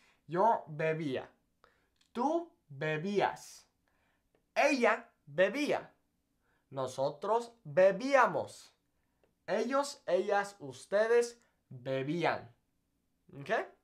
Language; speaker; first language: Spanish; non-native, fluent; English